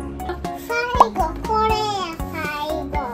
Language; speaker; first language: Japanese; native; Japanese